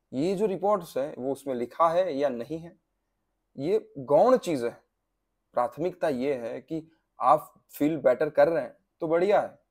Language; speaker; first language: Hindi; non-native, local second language; Gujarati